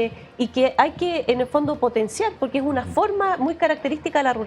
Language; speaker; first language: Spanish; native; Spanish